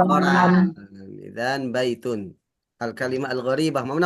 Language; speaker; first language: Arabic; non-native, fluent; Indonesian